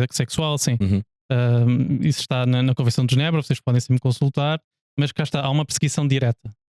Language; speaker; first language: Portuguese; native; Portuguese